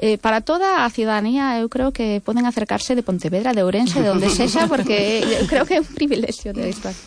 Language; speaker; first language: Galician; non-native, local second language; Spanish